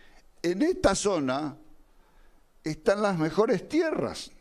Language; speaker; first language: Spanish; native; Spanish